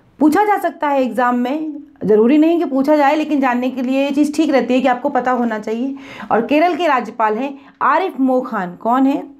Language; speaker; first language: Hindi; native; Hindi